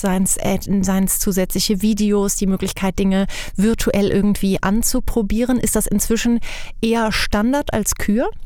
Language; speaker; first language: German; native; German